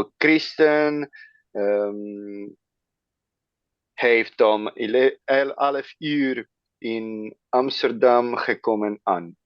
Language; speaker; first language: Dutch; non-native, learner; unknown